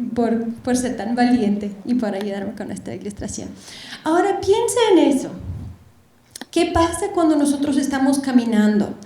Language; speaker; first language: Spanish; non-native, fluent; Bulgarian